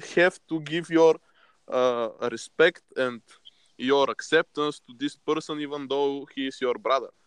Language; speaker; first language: English; non-native, fluent; Bulgarian